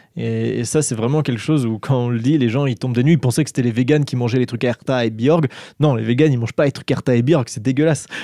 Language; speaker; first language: French; native; French